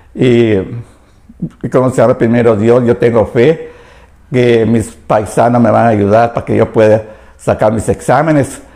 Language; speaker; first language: Spanish; native; Spanish